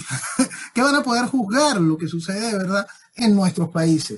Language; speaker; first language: Spanish; native; Spanish